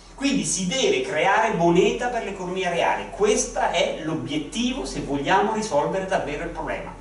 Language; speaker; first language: Italian; native; Italian